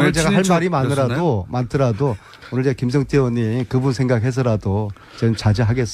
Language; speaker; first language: Korean; native; Korean